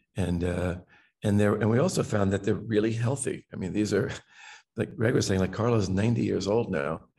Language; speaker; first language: English; native; English